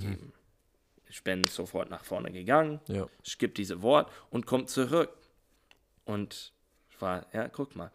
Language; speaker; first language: German; non-native, learner; English